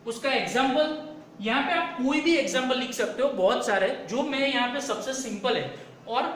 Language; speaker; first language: Hindi; non-native, local second language; Gujarati